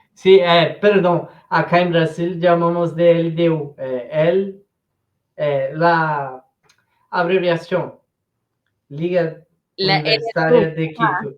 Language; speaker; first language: Spanish; non-native, learner; Portuguese